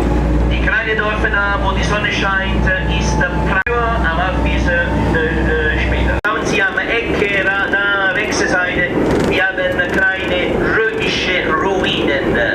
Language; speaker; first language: German; non-native, learner; Italian